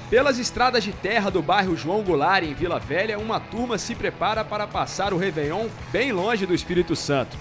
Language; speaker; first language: Portuguese; native; Portuguese